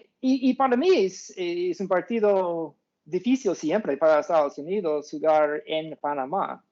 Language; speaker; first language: Spanish; non-native, fluent; English